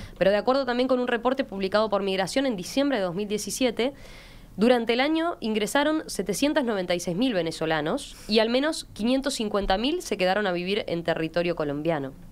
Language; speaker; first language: Spanish; native; Spanish